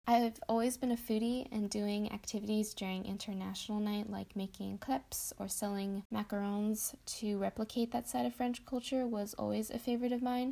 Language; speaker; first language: English; native; English